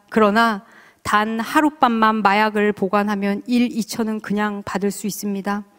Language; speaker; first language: Korean; native; Korean